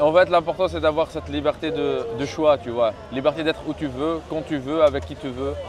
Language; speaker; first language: French; native; French